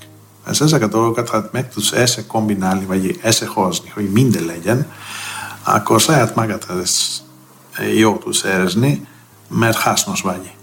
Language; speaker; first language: Hungarian; non-native, fluent; Greek